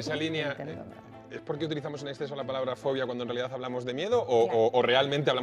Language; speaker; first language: Spanish; native; Spanish